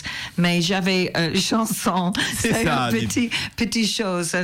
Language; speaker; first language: French; non-native, learner; English